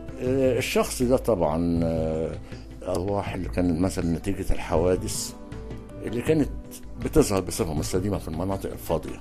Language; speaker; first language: Arabic; native; Arabic